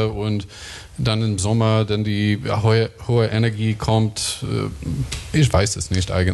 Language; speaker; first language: German; non-native, fluent; English